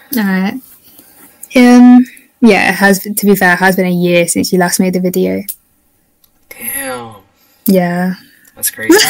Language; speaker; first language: English; native; English